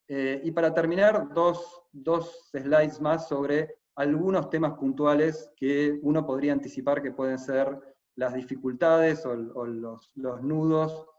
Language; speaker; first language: Spanish; native; Spanish